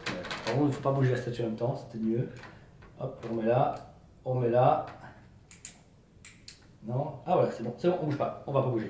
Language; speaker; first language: French; native; French